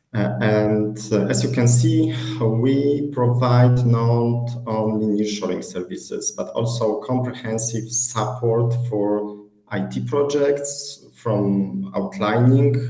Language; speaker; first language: English; non-native, fluent; Polish